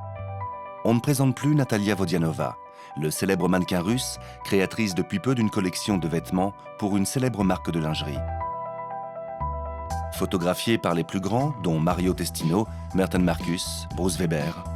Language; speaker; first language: French; native; French